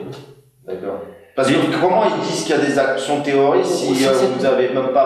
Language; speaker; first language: French; native; French